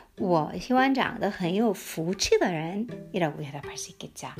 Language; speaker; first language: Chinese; non-native, fluent; Korean